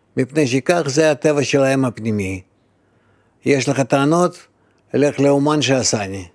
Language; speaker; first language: Hebrew; non-native, fluent; Russian